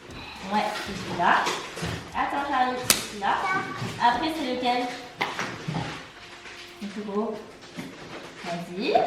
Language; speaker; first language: French; native; French